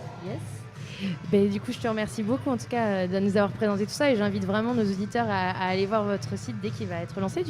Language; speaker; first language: French; native; French